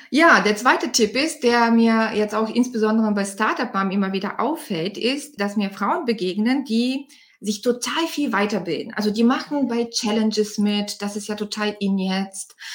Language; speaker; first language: German; non-native, fluent; Bulgarian